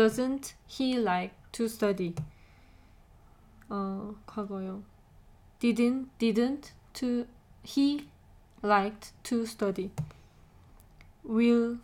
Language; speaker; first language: English; non-native, learner; Korean